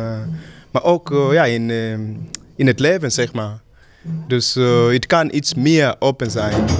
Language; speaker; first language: Dutch; non-native, fluent; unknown